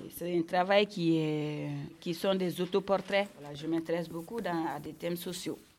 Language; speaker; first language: French; non-native, local second language; Bambara